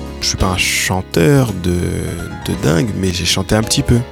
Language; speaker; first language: French; native; French